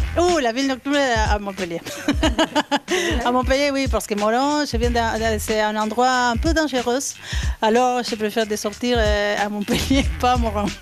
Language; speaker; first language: French; non-native, learner; Spanish